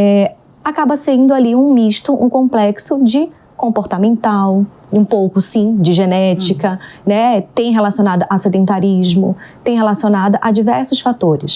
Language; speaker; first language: Portuguese; native; Portuguese